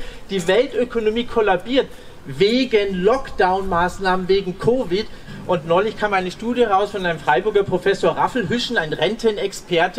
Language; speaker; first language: German; native; German